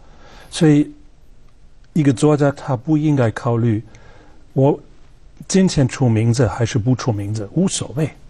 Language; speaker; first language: Chinese; non-native, fluent; German